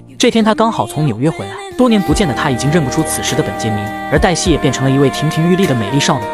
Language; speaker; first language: Chinese; native; Chinese